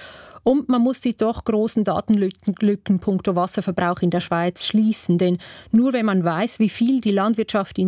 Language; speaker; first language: German; native; German